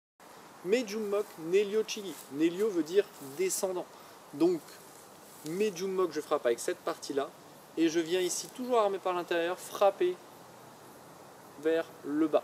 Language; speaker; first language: French; native; French